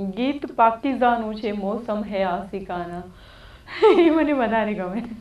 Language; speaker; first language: Gujarati; native; Gujarati